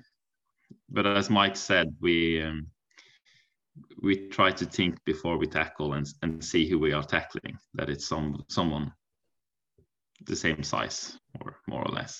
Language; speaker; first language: English; non-native, fluent; Norwegian